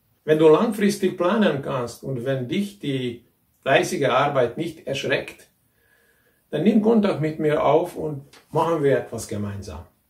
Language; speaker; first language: German; non-native, fluent; Hungarian